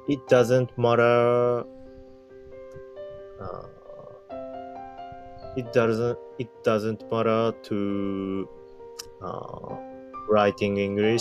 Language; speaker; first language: English; non-native, learner; Japanese